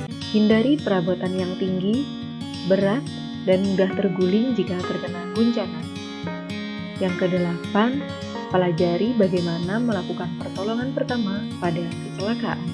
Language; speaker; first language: Indonesian; native; Indonesian